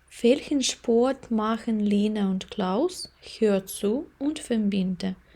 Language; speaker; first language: German; non-native, fluent; Ukrainian